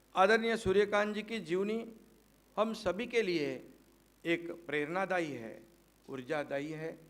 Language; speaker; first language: Hindi; non-native, local second language; Marathi